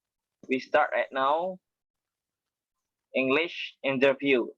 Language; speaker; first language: English; non-native, fluent; Indonesian